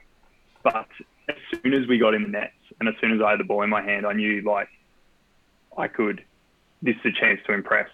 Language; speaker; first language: English; native; English